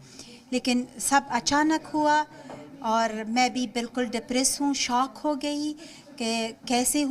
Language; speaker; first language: Hindi; non-native, fluent; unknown